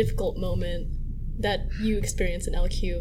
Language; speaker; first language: English; native; English